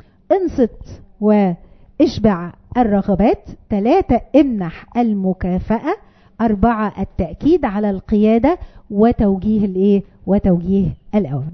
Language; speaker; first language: Arabic; native; Arabic